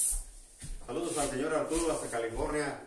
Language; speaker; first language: Spanish; native; Spanish